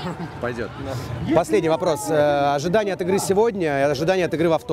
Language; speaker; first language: Russian; native; Russian